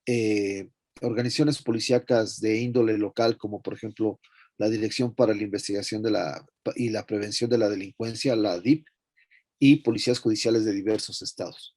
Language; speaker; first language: Spanish; native; Spanish